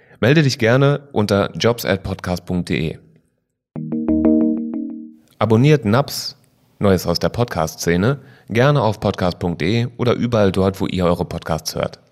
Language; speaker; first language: German; native; German